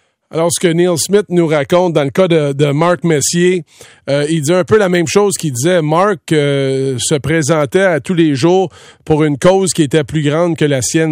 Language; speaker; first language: French; native; French